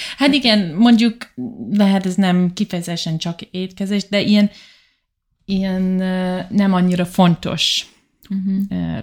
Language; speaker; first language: Hungarian; non-native, learner; English